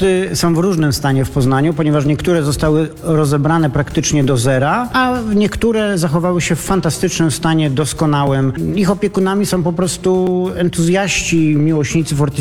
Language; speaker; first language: Polish; native; Polish